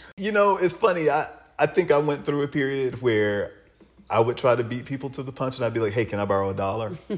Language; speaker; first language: English; native; English